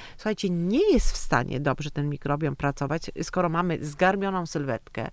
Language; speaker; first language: Polish; native; Polish